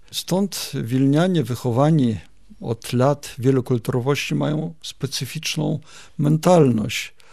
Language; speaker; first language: Polish; native; Polish